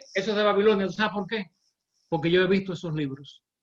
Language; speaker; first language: Spanish; early bilingual, heritage; Spanish